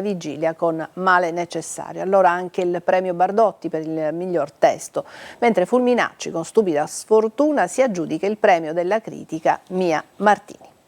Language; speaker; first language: Italian; native; Italian